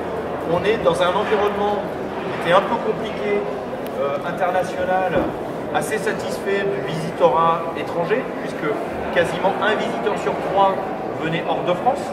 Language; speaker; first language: French; native; French